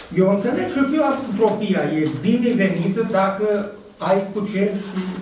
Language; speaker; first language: Romanian; native; Romanian